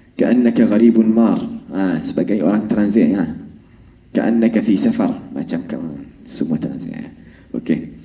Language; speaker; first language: Malay; non-native, fluent; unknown